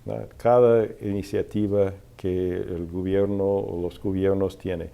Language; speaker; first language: Spanish; non-native, fluent; English